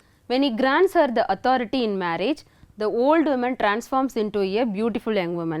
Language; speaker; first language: English; non-native, local second language; Tamil